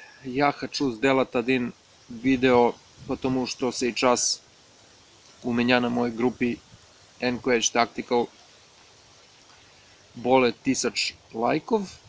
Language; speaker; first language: Russian; non-native, learner; Serbian